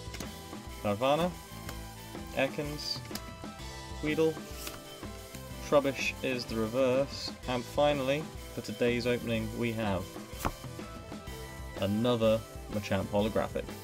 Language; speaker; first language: English; native; English